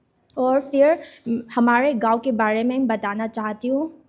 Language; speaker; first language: Hindi; non-native, local second language; Manipuri